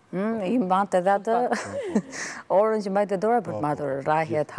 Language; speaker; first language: Albanian; native; Albanian